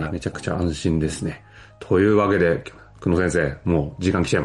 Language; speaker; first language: Japanese; native; Japanese